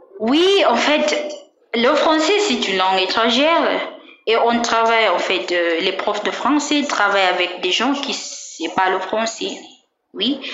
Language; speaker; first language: French; non-native, fluent; Swahili